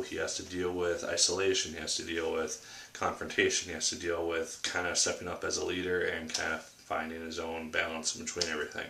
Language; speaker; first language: English; native; English